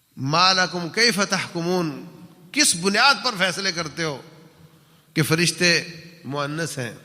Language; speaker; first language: Urdu; non-native, local second language; Punjabi